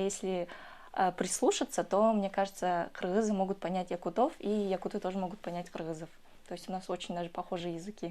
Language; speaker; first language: Russian; early bilingual, other home language; Kyrgyz